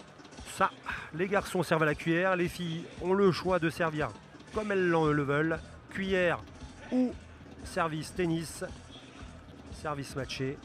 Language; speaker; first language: French; native; French